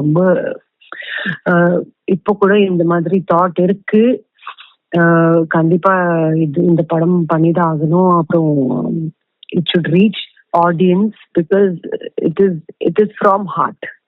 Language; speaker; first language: Tamil; non-native, fluent; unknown